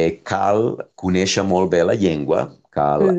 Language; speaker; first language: Catalan; non-native, fluent; Spanish